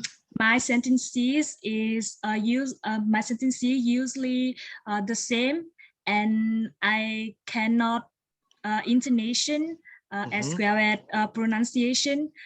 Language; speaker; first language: English; non-native, learner; Vietnamese